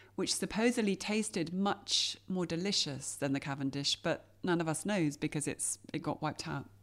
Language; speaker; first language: English; native; English